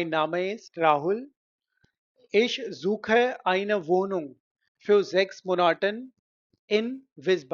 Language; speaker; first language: German; non-native, local second language; Hindi